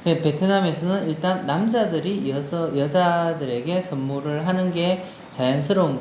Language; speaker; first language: Korean; non-native, local second language; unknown